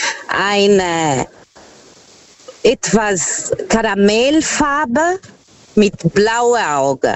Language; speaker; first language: German; non-native, learner; Portuguese